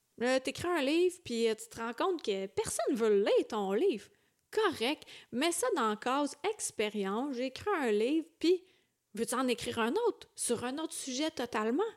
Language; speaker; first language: French; native; French